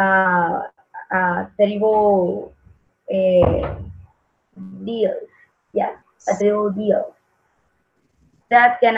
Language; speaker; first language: English; non-native, learner; Spanish